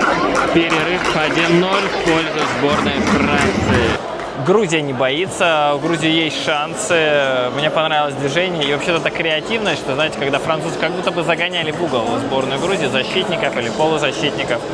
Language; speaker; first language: Russian; native; Russian